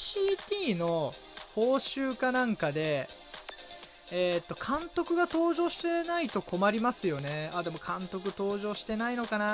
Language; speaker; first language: Japanese; native; Japanese